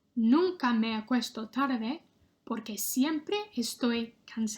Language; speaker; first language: Spanish; non-native, fluent; English